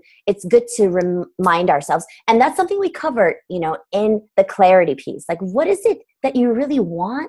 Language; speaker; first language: English; non-native, fluent; Turkish